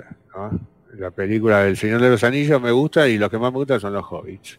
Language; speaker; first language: Spanish; native; Spanish